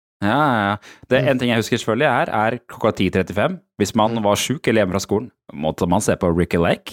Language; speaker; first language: Norwegian; native; Norwegian